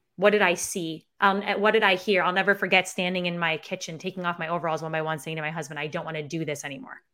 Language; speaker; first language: English; native; English